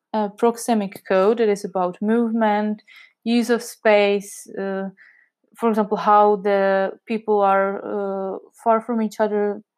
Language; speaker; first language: English; non-native, fluent; Czech